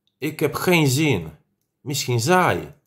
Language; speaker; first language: Dutch; non-native, fluent; Polish